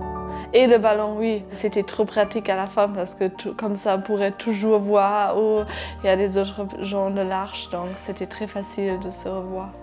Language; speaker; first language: French; non-native, fluent; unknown